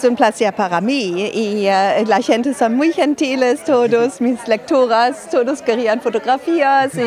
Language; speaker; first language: Spanish; non-native, fluent; German